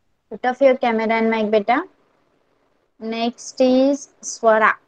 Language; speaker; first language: English; non-native, local second language; Marathi